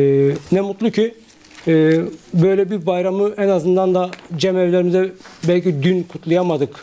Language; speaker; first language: Turkish; native; Turkish